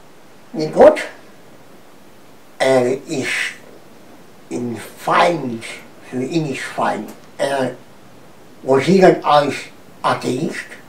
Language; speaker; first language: German; non-native, learner; Romanian